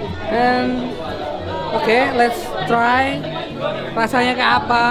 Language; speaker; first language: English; non-native, learner; Indonesian